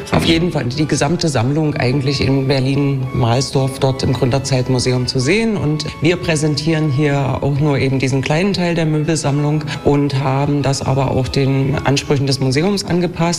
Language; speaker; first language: German; native; German